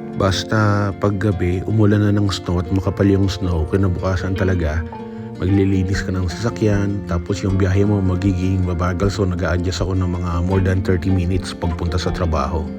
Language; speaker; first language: Filipino; native; Filipino